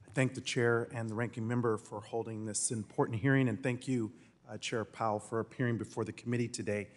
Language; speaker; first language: English; native; English